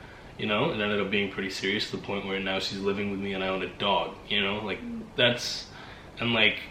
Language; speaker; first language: English; native; English